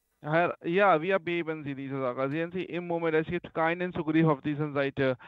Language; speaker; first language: German; non-native, learner; Hindi